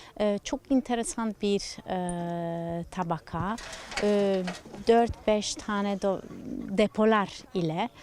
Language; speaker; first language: Turkish; non-native, learner; Italian